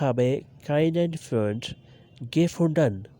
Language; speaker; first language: German; non-native, learner; Urdu